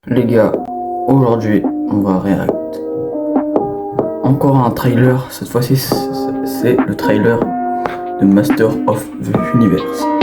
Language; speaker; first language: French; native; French